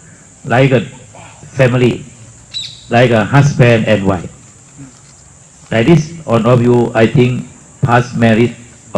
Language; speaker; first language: English; non-native, learner; Thai